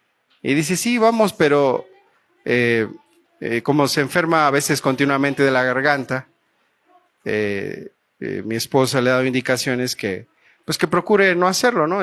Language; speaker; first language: Spanish; native; Spanish